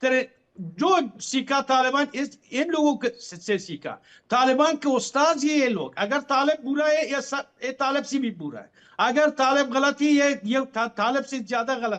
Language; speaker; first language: Hindi; non-native, fluent; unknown